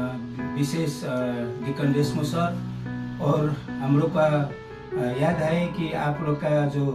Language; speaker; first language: Hindi; non-native, local second language; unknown